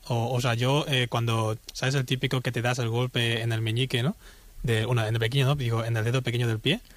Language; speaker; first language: Spanish; early bilingual, other home language; Chinese